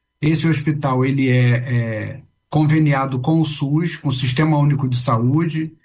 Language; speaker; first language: Portuguese; native; Portuguese